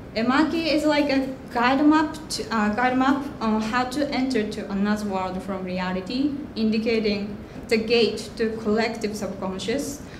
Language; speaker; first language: English; non-native, fluent; Japanese